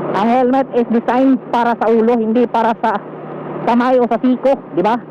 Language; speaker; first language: Filipino; non-native, local second language; Cebuano